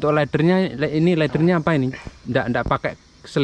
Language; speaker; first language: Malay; non-native, local second language; Javanese